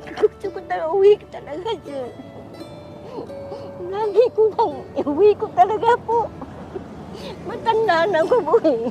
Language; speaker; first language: Filipino; non-native, learner; Vietnamese